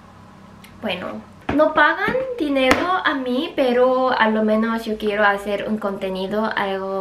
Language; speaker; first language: Spanish; non-native, fluent; Korean